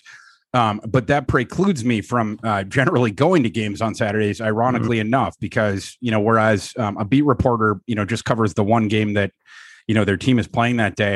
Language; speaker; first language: English; native; English